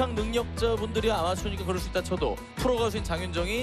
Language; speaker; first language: Korean; native; Korean